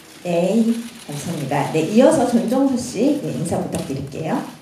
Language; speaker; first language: Korean; native; Korean